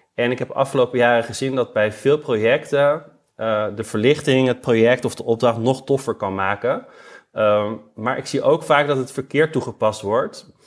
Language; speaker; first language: Dutch; native; Dutch